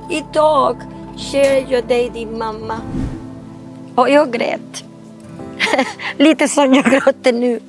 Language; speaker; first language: Swedish; non-native, fluent; Spanish